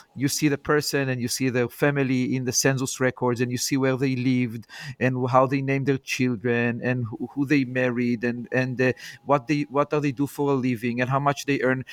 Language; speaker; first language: English; non-native, fluent; Hebrew